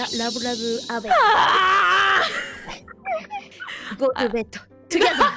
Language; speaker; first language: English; non-native, learner; Japanese